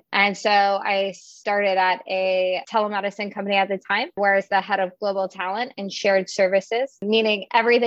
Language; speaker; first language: English; native; English